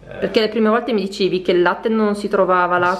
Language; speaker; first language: Italian; native; Italian